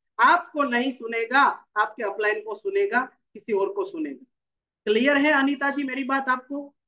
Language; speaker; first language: Hindi; non-native, local second language; Gujarati